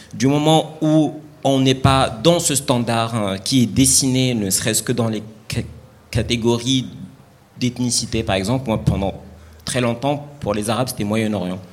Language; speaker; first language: French; non-native, local second language; Arabic